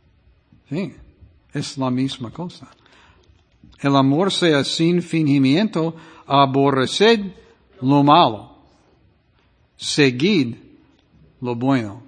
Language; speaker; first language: Spanish; non-native, fluent; English